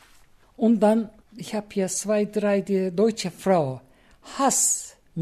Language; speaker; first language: German; non-native, learner; Turkish